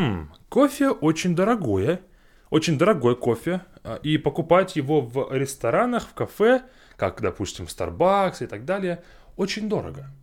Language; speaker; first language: Russian; non-native, fluent; English